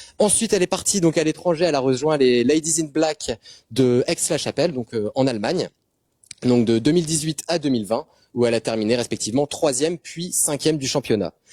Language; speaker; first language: French; native; French